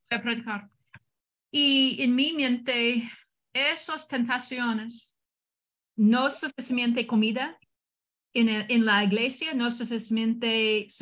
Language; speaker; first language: Spanish; non-native, learner; English